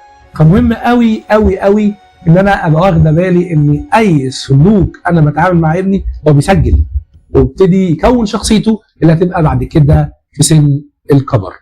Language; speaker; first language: Arabic; native; Arabic